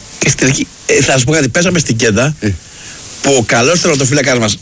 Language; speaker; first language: Greek; native; Greek